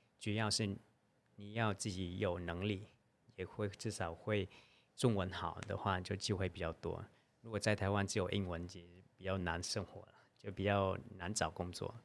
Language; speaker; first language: Chinese; non-native, fluent; Vietnamese